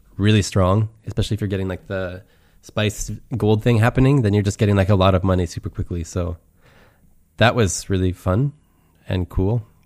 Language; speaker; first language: English; native; English